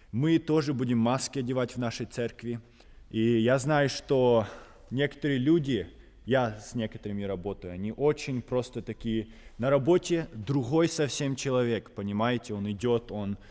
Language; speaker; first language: Russian; early bilingual, heritage; Russian